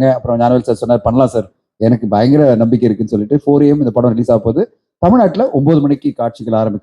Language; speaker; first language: Tamil; native; Tamil